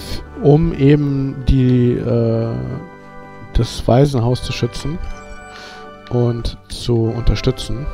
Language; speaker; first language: German; native; German